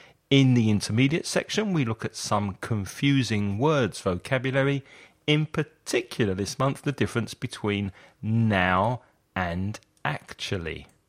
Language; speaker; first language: English; native; English